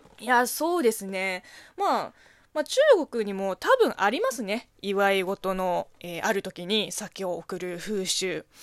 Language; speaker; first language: Japanese; non-native, fluent; Chinese